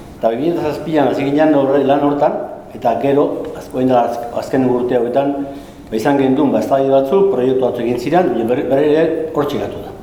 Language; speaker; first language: Basque; non-native, local second language; Spanish